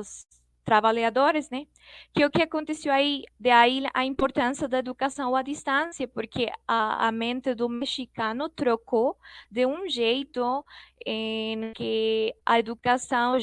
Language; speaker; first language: Portuguese; non-native, fluent; Spanish